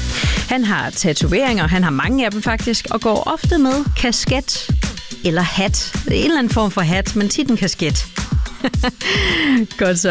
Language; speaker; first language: Danish; native; Danish